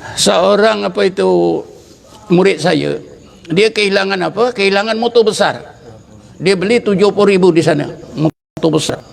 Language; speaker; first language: Malay; native; Malay